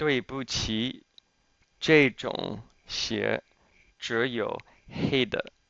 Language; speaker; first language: Chinese; non-native, fluent; English